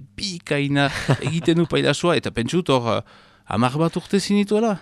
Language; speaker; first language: Basque; native; Basque